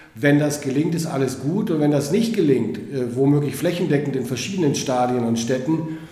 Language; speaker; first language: German; native; German